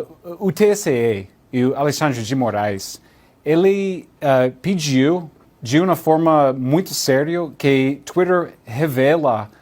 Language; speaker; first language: Portuguese; non-native, learner; English